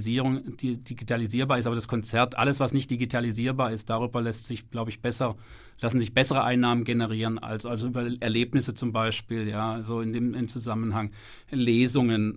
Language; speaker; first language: German; native; German